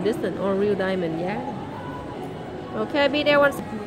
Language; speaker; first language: English; non-native, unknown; Vietnamese